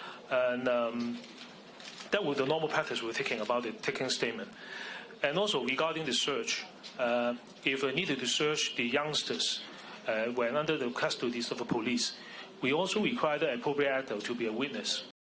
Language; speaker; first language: English; non-native, local second language; Cantonese